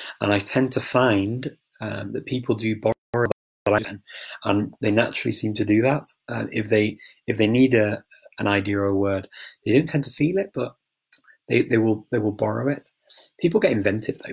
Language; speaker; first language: English; native; English